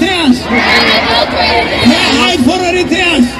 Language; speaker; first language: Dutch; non-native, learner; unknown